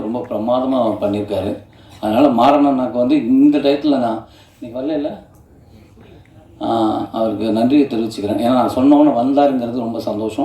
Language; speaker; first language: Tamil; native; Tamil